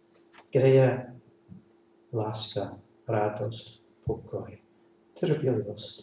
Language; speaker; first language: Czech; non-native, learner; English